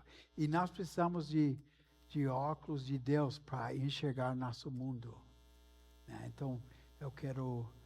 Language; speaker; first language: Portuguese; non-native, fluent; English